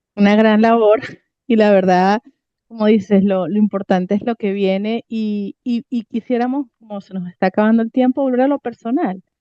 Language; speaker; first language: Spanish; native; Spanish